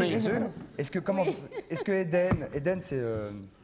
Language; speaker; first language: French; native; French